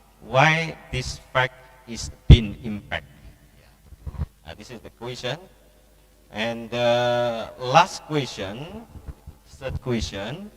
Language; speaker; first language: English; non-native, learner; Indonesian